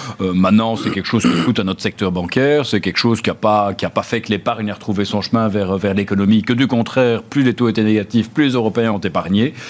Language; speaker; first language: French; native; French